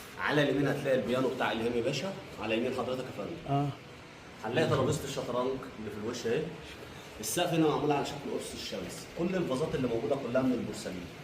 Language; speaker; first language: Egyptian Arabic; native; Egyptian Arabic